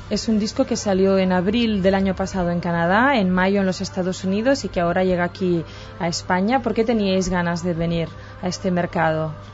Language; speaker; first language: Spanish; non-native, local second language; Catalan